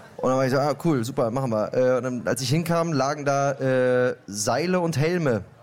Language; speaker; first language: German; native; German